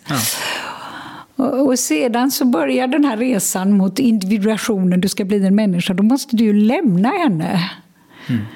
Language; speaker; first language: Swedish; native; Swedish